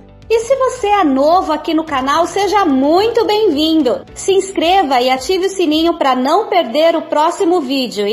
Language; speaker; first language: Portuguese; native; Portuguese